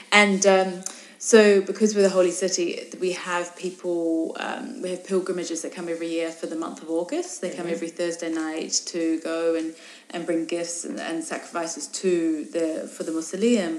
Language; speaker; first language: English; native; English